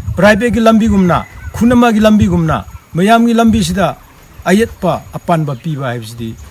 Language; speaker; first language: Manipuri; non-native, local second language; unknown